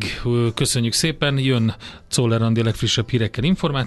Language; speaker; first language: Hungarian; native; Hungarian